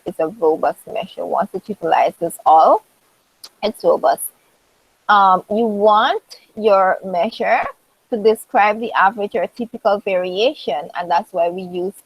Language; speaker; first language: English; native; English